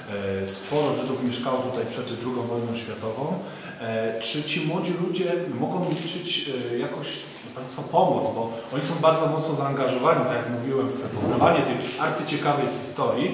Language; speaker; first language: Polish; native; Polish